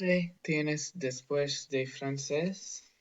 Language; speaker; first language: Spanish; non-native, learner; English